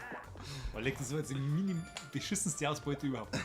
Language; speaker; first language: German; native; German